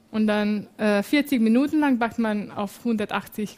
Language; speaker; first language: German; non-native, fluent; Hungarian